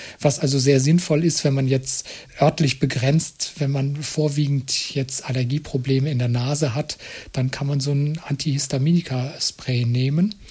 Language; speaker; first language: German; native; German